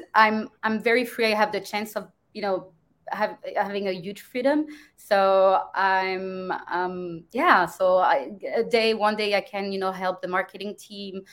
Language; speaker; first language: English; non-native, fluent; French